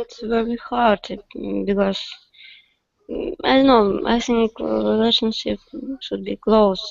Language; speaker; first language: English; non-native, learner; Russian